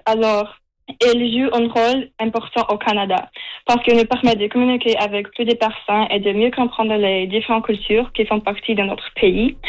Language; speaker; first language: French; non-native, fluent; Russian